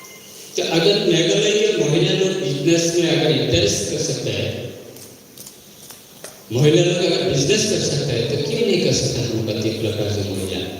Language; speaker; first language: Hindi; non-native, local second language; Kok Borok